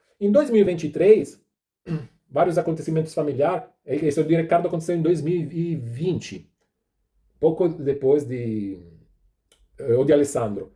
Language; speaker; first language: Portuguese; non-native, fluent; Italian